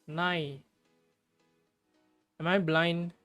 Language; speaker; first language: English; non-native, fluent; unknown